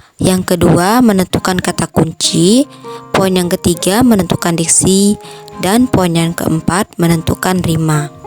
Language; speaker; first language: Indonesian; native; Indonesian